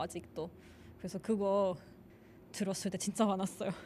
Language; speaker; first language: Korean; non-native, learner; Finnish